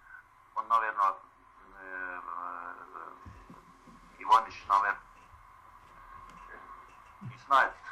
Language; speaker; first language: Russian; non-native, fluent; Estonian